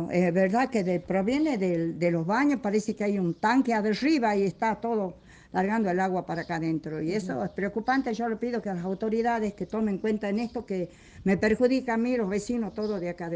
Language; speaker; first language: Spanish; native; Spanish